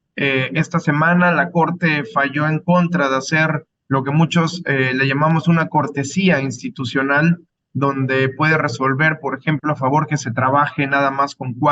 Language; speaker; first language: Spanish; native; Spanish